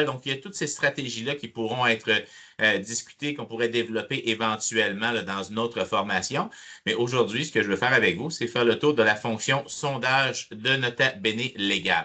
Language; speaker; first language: French; native; French